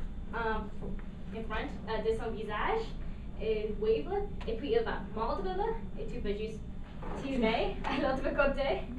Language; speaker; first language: French; non-native, learner; English